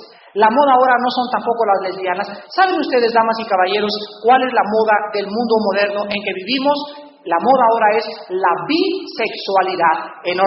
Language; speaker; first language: Spanish; native; Spanish